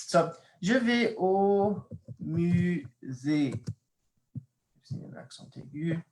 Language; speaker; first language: French; non-native, fluent; English